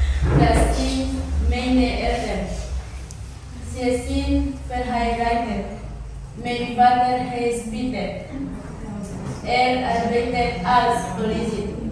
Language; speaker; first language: German; non-native, learner; Indonesian